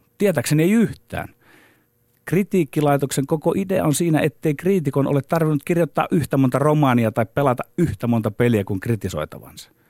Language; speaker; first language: Finnish; native; Finnish